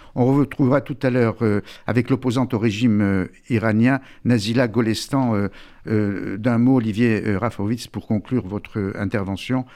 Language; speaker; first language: French; native; French